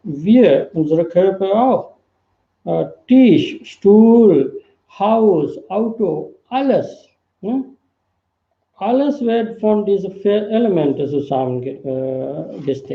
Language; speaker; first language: German; non-native, fluent; Sinhala